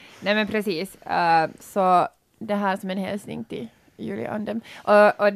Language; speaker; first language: Swedish; native; Swedish